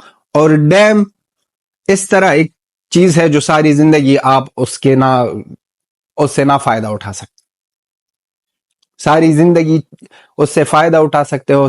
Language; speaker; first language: Hindi; non-native, fluent; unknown